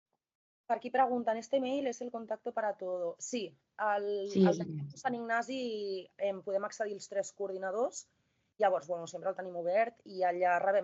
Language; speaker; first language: Catalan; native; Catalan